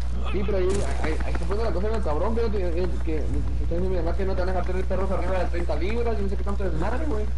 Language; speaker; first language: Spanish; early bilingual, heritage; Spanish